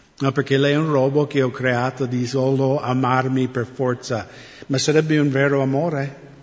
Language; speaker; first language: Italian; non-native, fluent; English